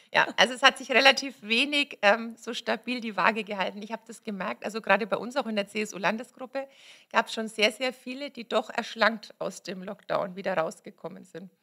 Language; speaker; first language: German; native; German